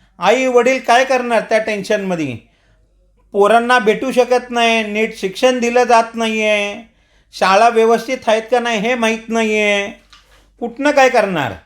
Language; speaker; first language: Marathi; non-native, local second language; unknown